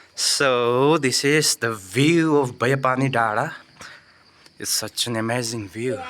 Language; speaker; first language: English; non-native, local second language; Nepali